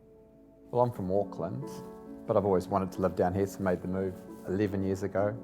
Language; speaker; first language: English; native; English